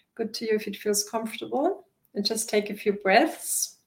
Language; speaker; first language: English; non-native, fluent; German